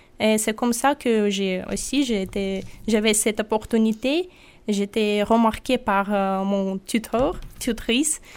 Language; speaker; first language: French; non-native, fluent; Russian